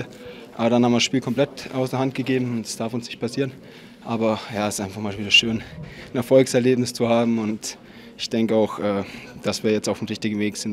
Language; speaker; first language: German; native; German